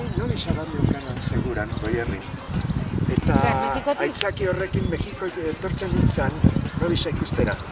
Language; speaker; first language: Basque; non-native, learner; Spanish